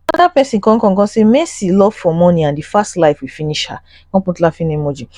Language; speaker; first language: Nigerian Pidgin; non-native, local second language; Yoruba